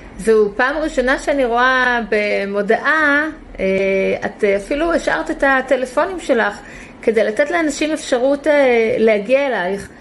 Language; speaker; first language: Hebrew; native; Hebrew